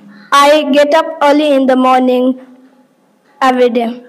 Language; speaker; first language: English; non-native, learner; Hindi